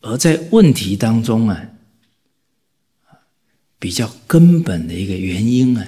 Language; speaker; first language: Chinese; native; Chinese